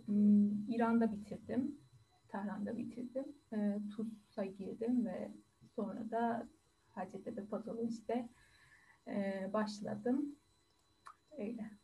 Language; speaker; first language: Turkish; non-native, fluent; Persian